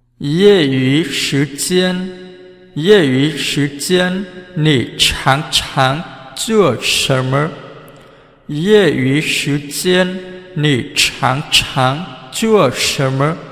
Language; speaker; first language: Chinese; non-native, fluent; Vietnamese